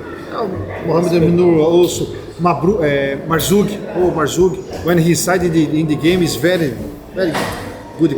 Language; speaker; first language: English; non-native, learner; Portuguese